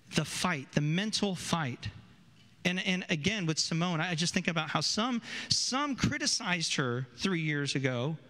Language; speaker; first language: English; native; English